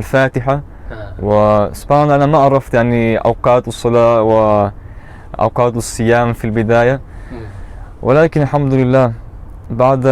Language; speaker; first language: Arabic; non-native, learner; German